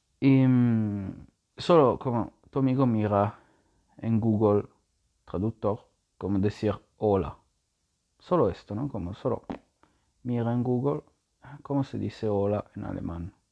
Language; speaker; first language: Spanish; non-native, learner; Italian